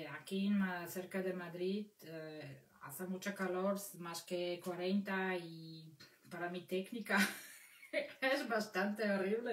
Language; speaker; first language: Spanish; non-native, fluent; Russian